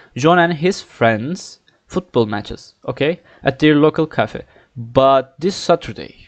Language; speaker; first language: English; non-native, fluent; Turkish